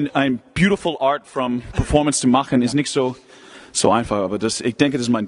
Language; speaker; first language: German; non-native, learner; English